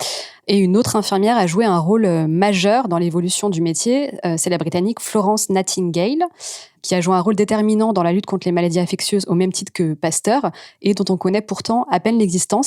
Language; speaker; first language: French; native; French